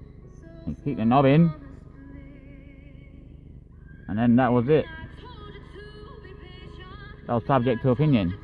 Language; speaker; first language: English; native; English